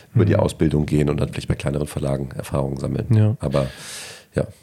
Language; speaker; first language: German; native; German